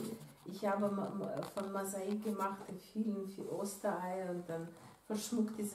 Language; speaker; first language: German; non-native, learner; Russian